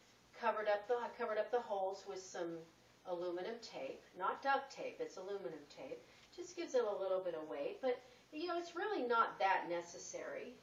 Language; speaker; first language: English; native; English